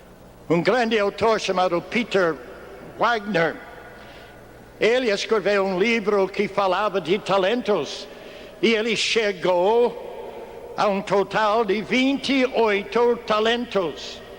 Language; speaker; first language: Portuguese; non-native, fluent; English